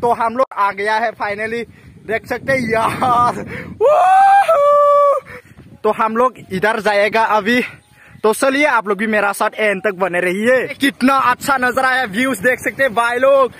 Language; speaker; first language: Hindi; non-native, local second language; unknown